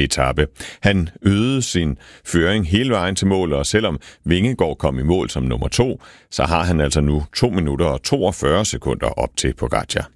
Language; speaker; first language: Danish; native; Danish